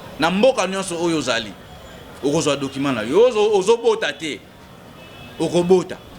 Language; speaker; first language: Lingala; non-native, local second language; Kongo